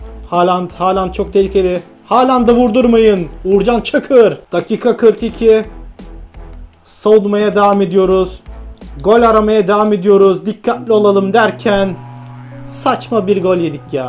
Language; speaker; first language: Turkish; native; Turkish